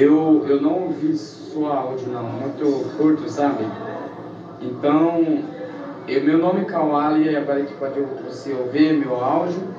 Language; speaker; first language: Portuguese; non-native, local second language; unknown